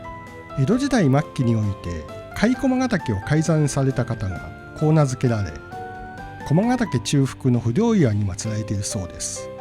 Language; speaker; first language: Japanese; native; Japanese